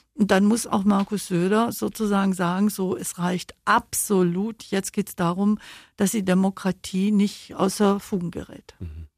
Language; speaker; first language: German; native; German